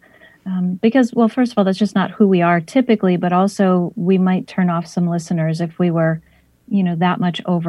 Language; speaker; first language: English; native; English